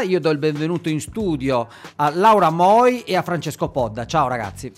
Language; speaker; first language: Italian; native; Italian